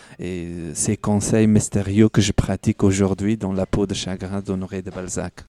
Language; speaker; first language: French; non-native, fluent; Persian